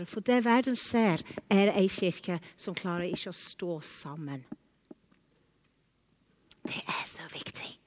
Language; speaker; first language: Norwegian; non-native, fluent; English